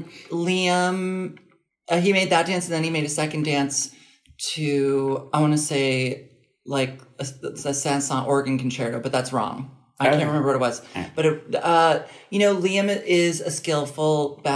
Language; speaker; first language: English; native; English